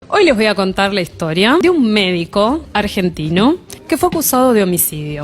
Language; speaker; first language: Spanish; native; Spanish